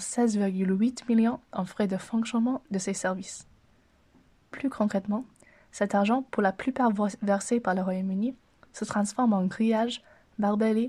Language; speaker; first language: French; native; French